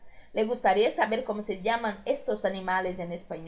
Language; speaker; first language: Spanish; non-native, fluent; Portuguese